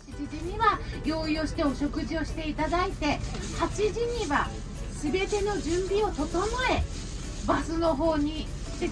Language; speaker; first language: Japanese; native; Japanese